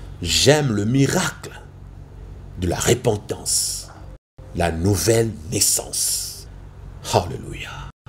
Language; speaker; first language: French; non-native, local second language; Lingala